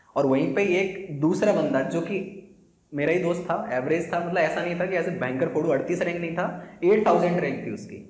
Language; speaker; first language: Hindi; native; Hindi